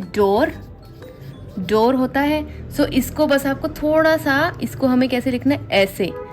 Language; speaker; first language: Hindi; native; Hindi